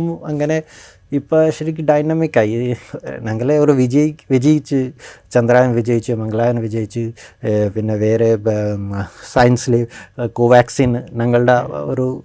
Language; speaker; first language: Malayalam; non-native, fluent; Bangla